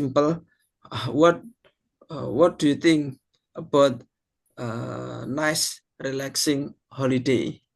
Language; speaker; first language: English; non-native, fluent; Indonesian